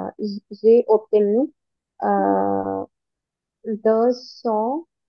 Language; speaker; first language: French; non-native, learner; Hindi